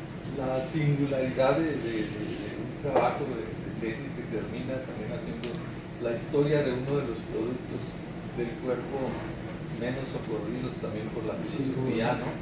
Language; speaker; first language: Spanish; native; Spanish